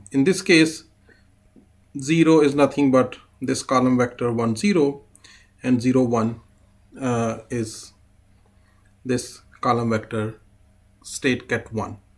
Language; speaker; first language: English; non-native, fluent; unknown